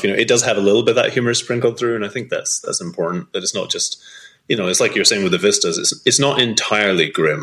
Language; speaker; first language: English; native; English